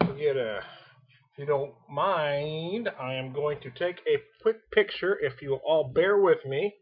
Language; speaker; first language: English; native; English